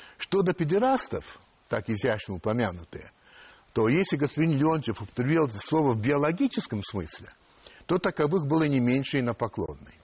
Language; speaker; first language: Russian; non-native, fluent; French